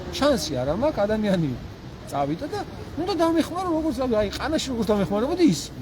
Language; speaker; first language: Georgian; native; Georgian